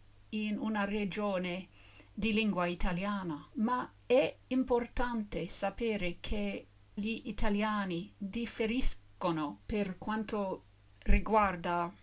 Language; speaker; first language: Italian; non-native, learner; English